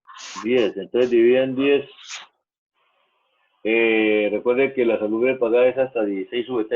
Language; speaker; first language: Spanish; native; Spanish